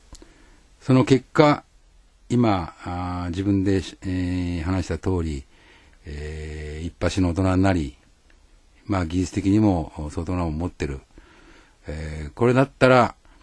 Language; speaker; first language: Japanese; native; Japanese